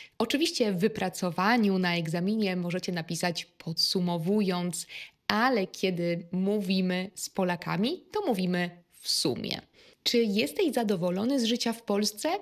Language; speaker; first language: Polish; native; Polish